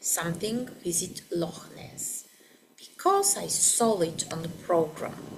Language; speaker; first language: English; non-native, fluent; Bulgarian